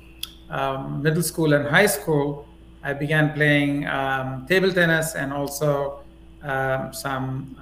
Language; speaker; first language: English; non-native, local second language; Tamil